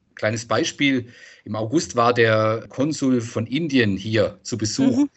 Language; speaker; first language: German; native; German